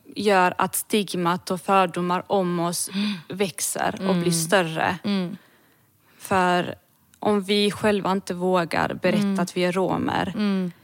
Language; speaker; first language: Swedish; early bilingual, other home language; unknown